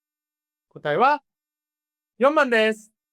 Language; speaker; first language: Japanese; non-native, fluent; Korean